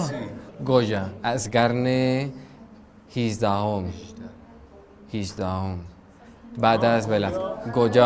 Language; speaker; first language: Persian; non-native, learner; Spanish